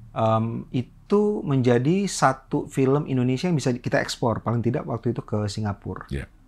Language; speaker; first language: Indonesian; native; Indonesian